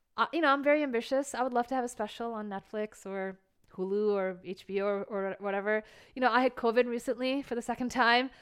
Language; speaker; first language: English; early bilingual, other home language; Bangla